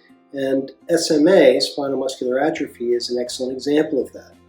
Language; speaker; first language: English; native; English